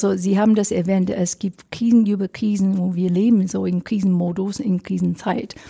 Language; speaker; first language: German; non-native, fluent; Chinese